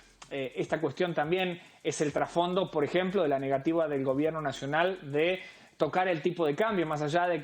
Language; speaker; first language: Spanish; native; Spanish